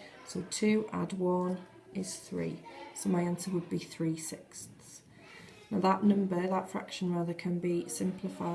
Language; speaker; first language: English; native; English